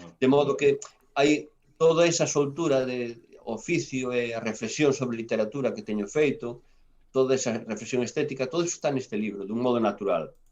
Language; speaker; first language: Galician; non-native, local second language; Spanish